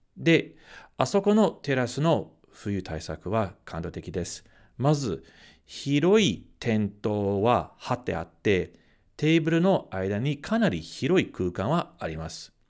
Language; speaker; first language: Japanese; non-native, fluent; English